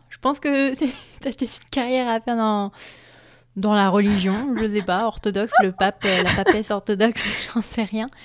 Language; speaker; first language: French; native; French